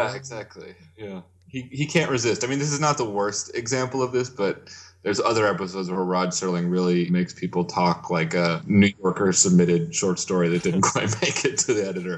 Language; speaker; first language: English; native; English